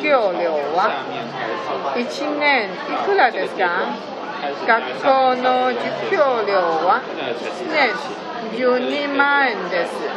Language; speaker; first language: Japanese; non-native, learner; Chinese